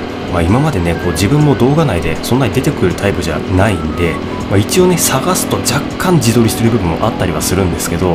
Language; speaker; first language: Japanese; native; Japanese